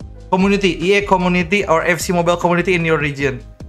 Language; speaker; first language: English; non-native, learner; Indonesian